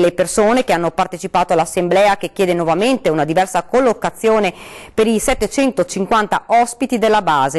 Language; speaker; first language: Italian; native; Italian